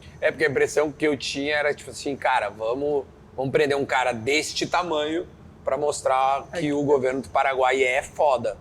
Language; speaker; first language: Portuguese; native; Portuguese